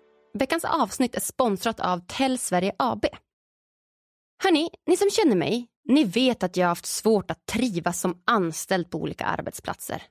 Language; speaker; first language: Swedish; native; Swedish